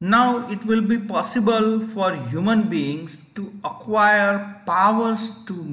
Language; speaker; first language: English; non-native, local second language; Gujarati